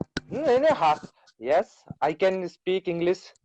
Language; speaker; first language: English; non-native, learner; Hindi